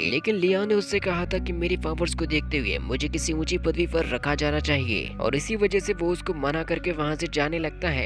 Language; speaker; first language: Hindi; native; Hindi